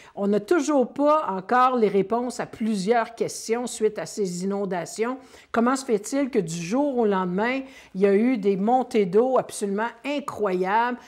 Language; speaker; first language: French; native; French